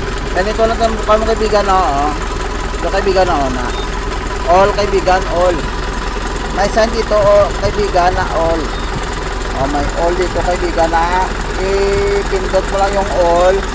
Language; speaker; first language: Filipino; non-native, local second language; Cebuano